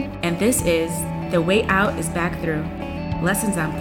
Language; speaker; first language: English; native; English